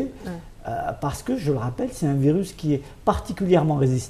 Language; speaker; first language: French; non-native, local second language; Arabic